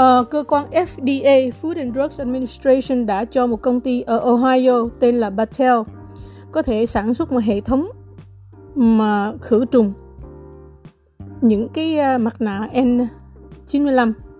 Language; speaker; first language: Vietnamese; native; Vietnamese